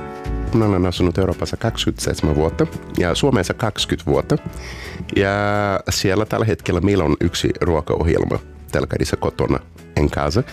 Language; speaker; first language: Finnish; non-native, learner; Portuguese